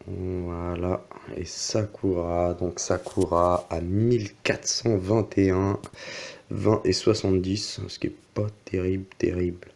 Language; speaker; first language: French; native; French